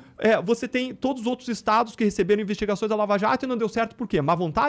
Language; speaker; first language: Portuguese; native; Portuguese